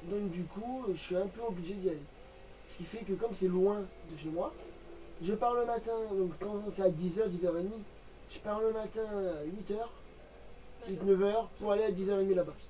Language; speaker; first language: French; native; French